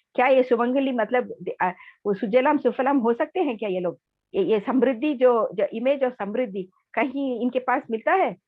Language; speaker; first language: Hindi; non-native, local second language; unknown